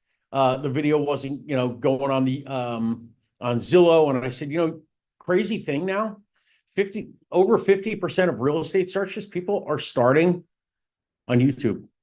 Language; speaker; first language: English; native; English